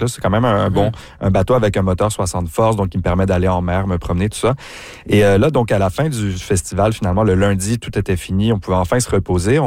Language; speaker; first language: French; native; French